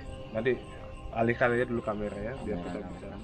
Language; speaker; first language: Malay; non-native, local second language; Balinese